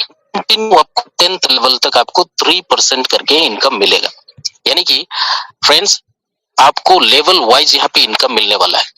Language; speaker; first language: Hindi; native; Hindi